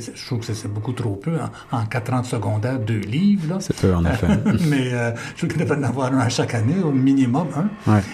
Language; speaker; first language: French; native; French